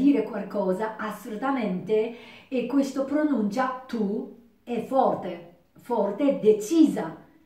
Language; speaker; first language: Italian; non-native, learner; Japanese